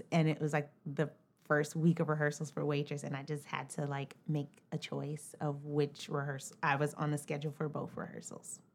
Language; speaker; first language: English; native; English